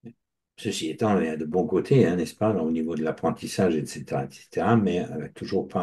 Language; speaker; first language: French; native; French